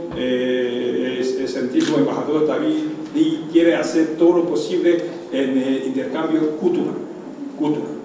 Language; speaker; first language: Spanish; non-native, fluent; Chinese